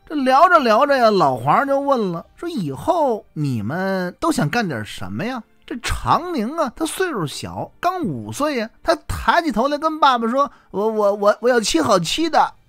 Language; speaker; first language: Chinese; native; Chinese